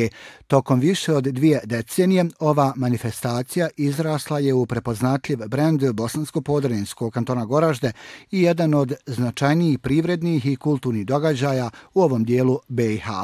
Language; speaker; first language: Bosnian; native; Bosnian